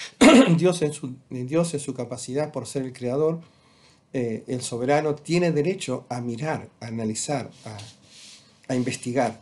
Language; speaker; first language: Spanish; native; Spanish